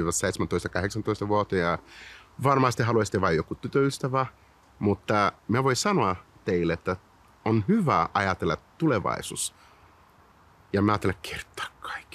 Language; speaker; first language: Finnish; non-native, fluent; Portuguese